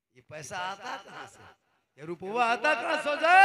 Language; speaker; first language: Hindi; native; Hindi